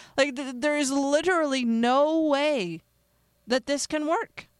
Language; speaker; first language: English; native; English